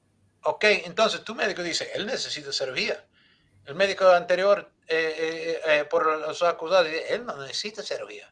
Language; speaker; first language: Spanish; non-native, learner; English